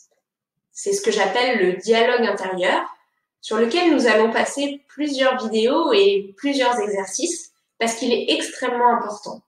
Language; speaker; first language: French; native; French